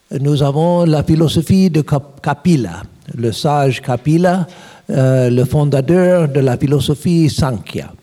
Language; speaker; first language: French; non-native, learner; English